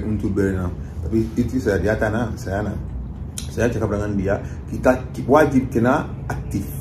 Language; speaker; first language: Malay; non-native, learner; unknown